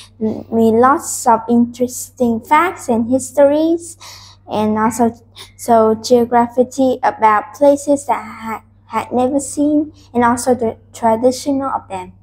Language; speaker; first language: English; non-native, learner; Vietnamese